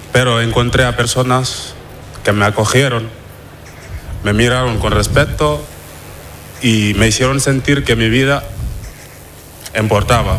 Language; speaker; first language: Spanish; non-native, fluent; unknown